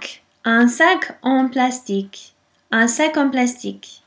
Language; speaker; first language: French; non-native, fluent; English